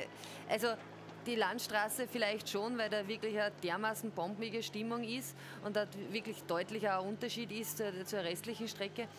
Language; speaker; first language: German; native; German